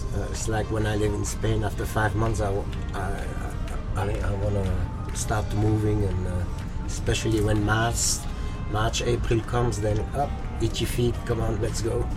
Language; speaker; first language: English; early bilingual, other home language; French